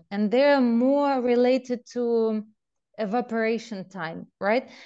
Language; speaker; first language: English; non-native, fluent; Russian